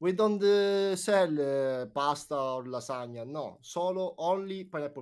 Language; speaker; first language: English; non-native, learner; Italian